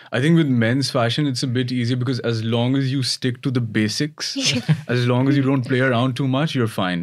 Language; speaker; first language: English; non-native, local second language; Urdu